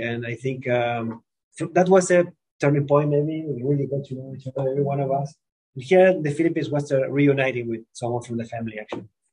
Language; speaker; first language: English; non-native, fluent; Spanish